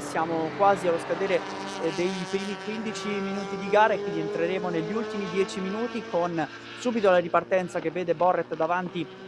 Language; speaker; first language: Italian; native; Italian